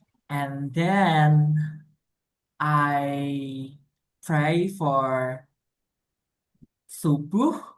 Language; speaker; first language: English; non-native, learner; Indonesian